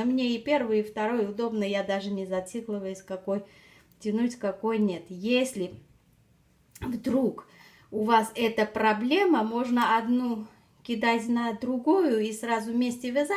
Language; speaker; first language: Russian; non-native, fluent; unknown